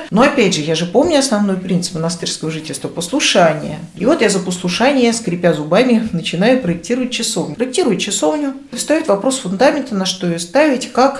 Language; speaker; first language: Russian; native; Russian